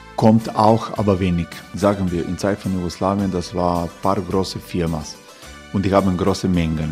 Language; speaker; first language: German; non-native, learner; Croatian